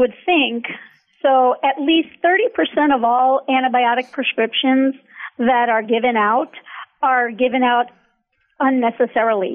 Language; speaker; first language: English; native; English